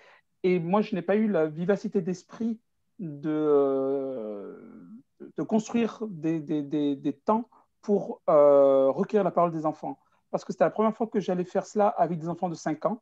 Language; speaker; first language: French; native; French